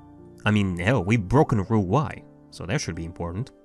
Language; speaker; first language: English; native; English